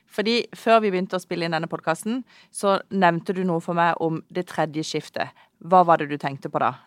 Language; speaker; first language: Norwegian; native; Norwegian